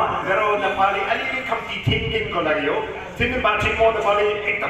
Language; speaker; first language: Nepali; non-native, learner; English